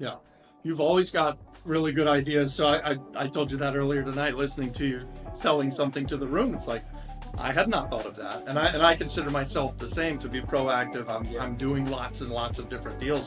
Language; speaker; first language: English; native; English